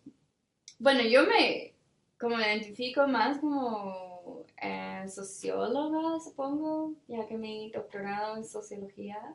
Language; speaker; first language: Spanish; non-native, fluent; English